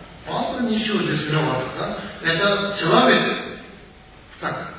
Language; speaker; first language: Russian; non-native, learner; Tibetan